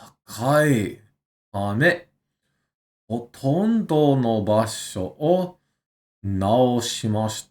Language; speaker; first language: Japanese; non-native, learner; English